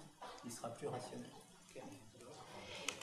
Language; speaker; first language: French; native; French